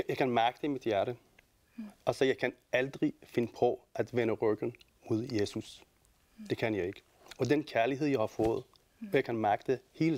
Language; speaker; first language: Danish; non-native, fluent; Persian